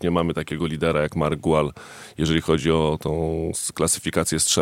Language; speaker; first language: Polish; native; Polish